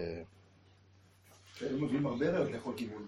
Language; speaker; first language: Hebrew; native; Hebrew